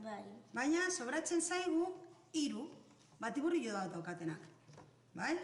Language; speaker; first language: Basque; non-native, local second language; Spanish